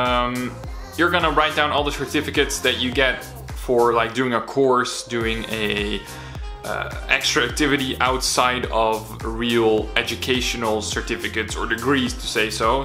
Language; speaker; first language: English; non-native, fluent; Dutch